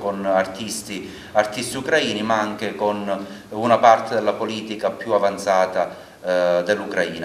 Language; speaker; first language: Italian; native; Italian